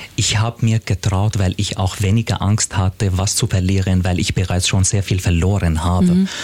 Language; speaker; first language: German; non-native, fluent; Arabic